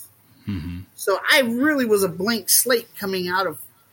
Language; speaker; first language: English; native; English